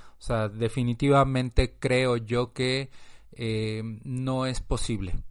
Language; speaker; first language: Spanish; native; Spanish